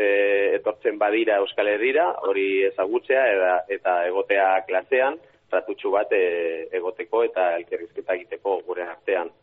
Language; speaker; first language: Basque; non-native, learner; Catalan